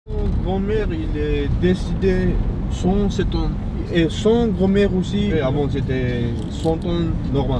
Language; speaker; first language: French; non-native, learner; Georgian